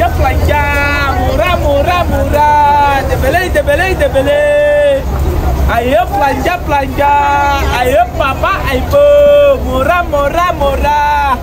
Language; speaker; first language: Indonesian; non-native, learner; Arabic